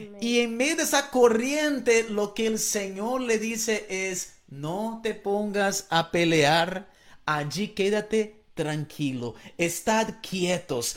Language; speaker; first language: Spanish; non-native, fluent; Portuguese